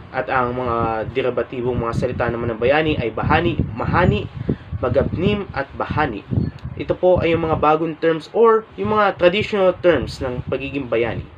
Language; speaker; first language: Filipino; native; Filipino